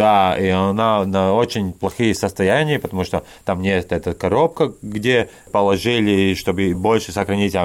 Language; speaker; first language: Russian; non-native, learner; Latvian